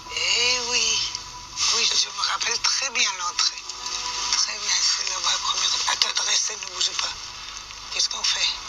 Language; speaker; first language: French; non-native, fluent; Persian